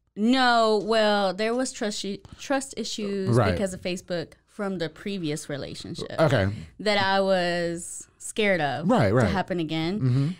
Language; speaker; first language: English; native; English